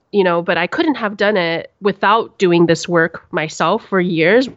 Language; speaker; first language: English; native; English